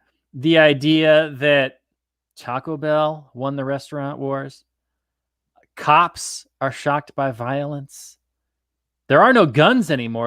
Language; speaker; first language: English; native; English